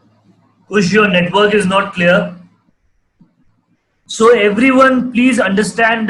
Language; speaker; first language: English; non-native, local second language; Hindi